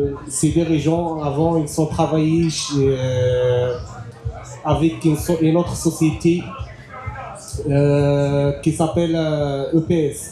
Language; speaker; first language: French; non-native, learner; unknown